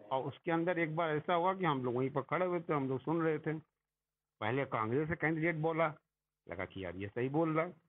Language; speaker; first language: Hindi; native; Hindi